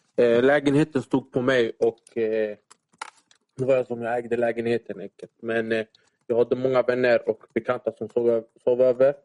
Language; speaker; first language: Swedish; early bilingual, other home language; Arabic